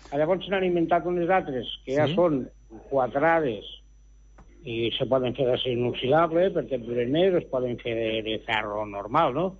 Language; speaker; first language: Catalan; native; Catalan